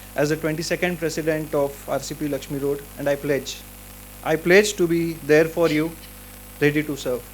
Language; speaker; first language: English; non-native, local second language; Marathi